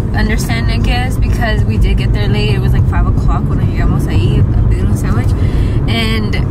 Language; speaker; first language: English; early bilingual, other home language; Spanish